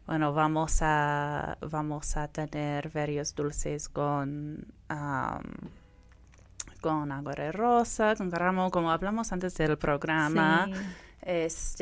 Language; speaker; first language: Spanish; non-native, fluent; English